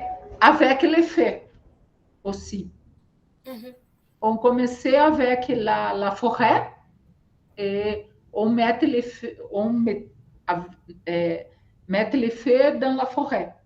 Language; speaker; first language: French; non-native, learner; Portuguese